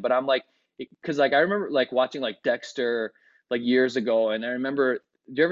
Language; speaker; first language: English; early bilingual, other home language; Greek